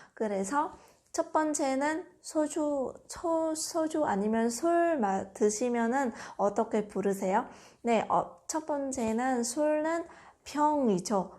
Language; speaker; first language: Korean; non-native, fluent; Vietnamese